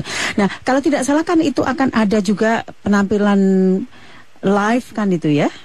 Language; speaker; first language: Indonesian; native; Indonesian